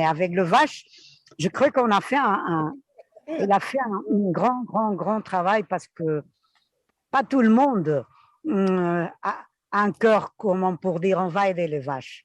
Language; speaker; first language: French; non-native, fluent; Spanish